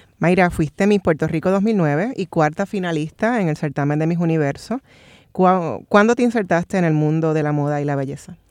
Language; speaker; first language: Spanish; native; Spanish